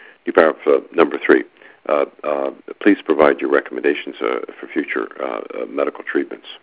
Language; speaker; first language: English; native; English